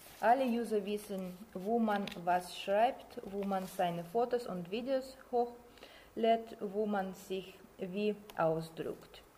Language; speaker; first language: German; non-native, learner; Russian